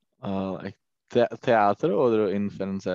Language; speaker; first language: German; non-native, learner; Czech